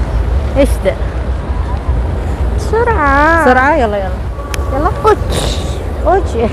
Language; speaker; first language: Arabic; non-native, local second language; Indonesian